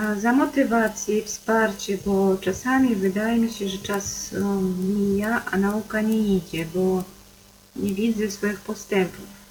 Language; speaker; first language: Polish; non-native, fluent; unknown